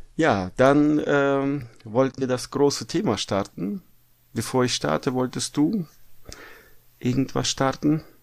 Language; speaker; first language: German; native; German